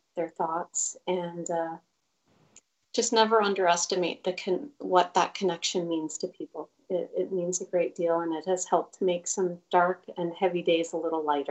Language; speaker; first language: English; native; English